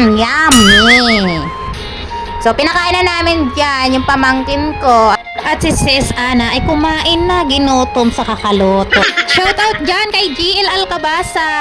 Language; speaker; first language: Filipino; non-native, local second language; Cebuano